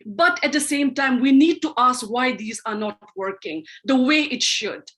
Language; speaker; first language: English; non-native, local second language; Manipuri